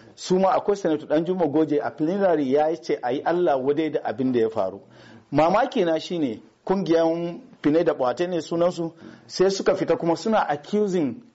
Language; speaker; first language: Hausa; non-native, local second language; Fula